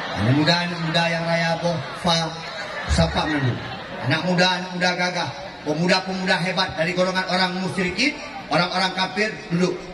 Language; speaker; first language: Malay; non-native, local second language; Achinese